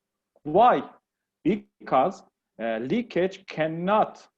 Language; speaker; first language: English; non-native, learner; Persian